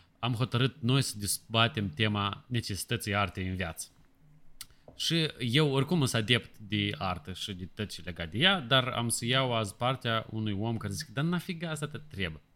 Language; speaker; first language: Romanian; non-native, local second language; Russian